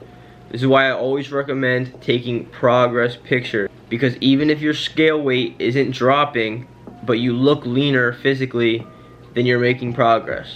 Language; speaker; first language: English; native; English